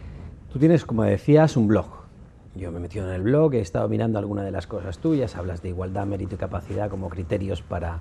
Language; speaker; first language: Spanish; native; Spanish